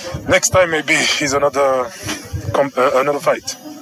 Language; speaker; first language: English; non-native, learner; French